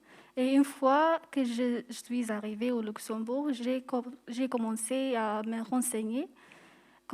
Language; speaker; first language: French; non-native, fluent; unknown